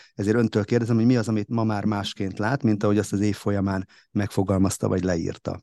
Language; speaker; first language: Hungarian; native; Hungarian